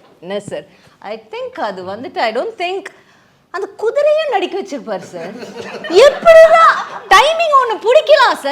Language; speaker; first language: Tamil; native; Tamil